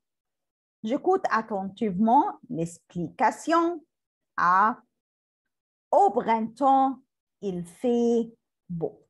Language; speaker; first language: French; non-native, learner; Arabic